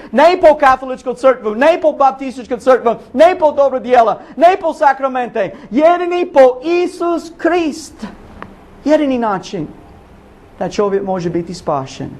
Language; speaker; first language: Bosnian; non-native, learner; English